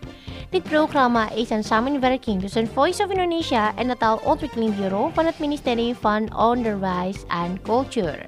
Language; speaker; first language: Dutch; non-native, fluent; Indonesian